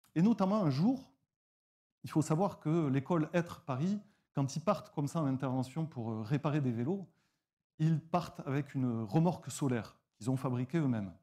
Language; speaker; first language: French; native; French